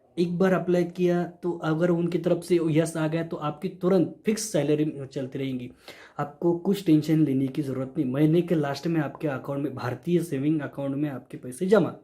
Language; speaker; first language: Hindi; non-native, local second language; Marathi